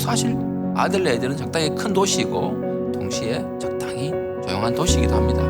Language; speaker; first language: Korean; native; Korean